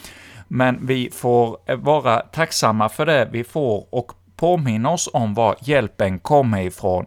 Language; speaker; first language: Swedish; native; Swedish